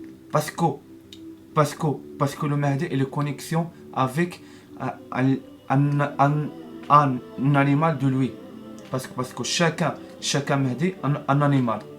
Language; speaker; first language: French; non-native, learner; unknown